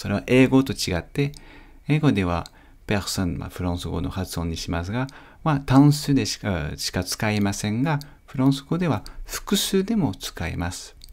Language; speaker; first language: Japanese; non-native, fluent; French